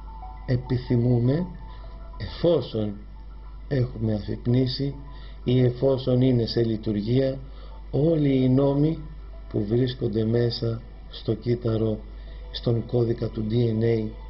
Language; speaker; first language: Greek; native; Greek